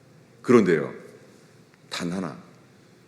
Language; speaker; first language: Korean; native; Korean